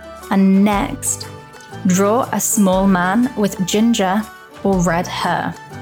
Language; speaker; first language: English; native; English